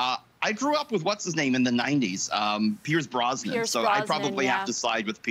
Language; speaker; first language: English; native; English